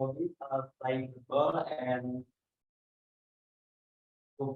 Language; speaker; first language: English; non-native, learner; Indonesian